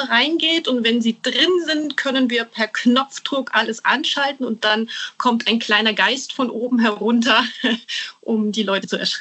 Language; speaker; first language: German; native; German